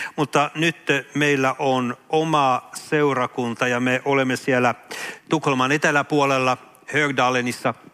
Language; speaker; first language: Finnish; early bilingual, heritage; Finnish